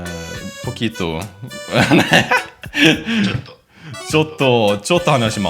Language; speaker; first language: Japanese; non-native, learner; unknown